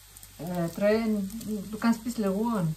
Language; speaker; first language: German; non-native, learner; Vietnamese